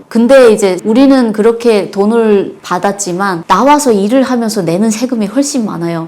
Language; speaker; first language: Korean; native; Korean